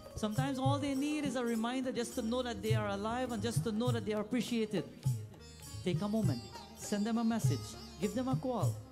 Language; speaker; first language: English; native; English